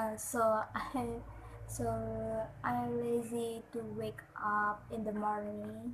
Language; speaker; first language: English; non-native, learner; Indonesian